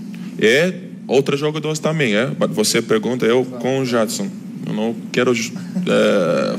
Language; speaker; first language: Portuguese; non-native, learner; Turkish